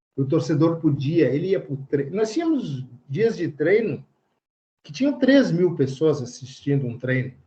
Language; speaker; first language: Portuguese; native; Portuguese